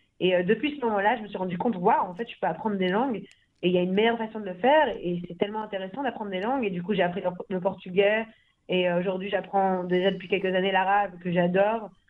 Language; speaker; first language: French; native; French